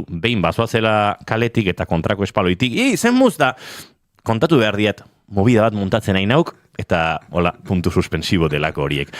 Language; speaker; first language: Basque; native; Basque